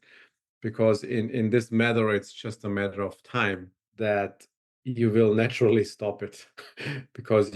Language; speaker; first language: English; non-native, fluent; German